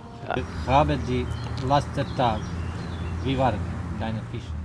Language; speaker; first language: German; non-native, learner; Croatian